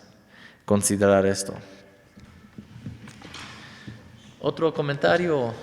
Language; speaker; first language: Spanish; non-native, fluent; English